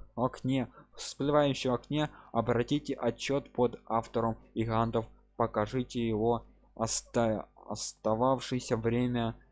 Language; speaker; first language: Russian; non-native, local second language; Ukrainian